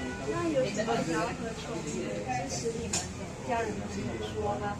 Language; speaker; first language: Chinese; native; Chinese